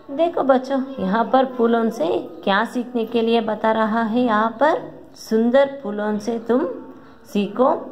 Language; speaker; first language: Hindi; non-native, local second language; Kannada